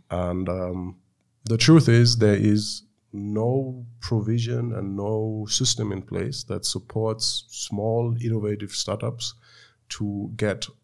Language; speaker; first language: English; non-native, fluent; German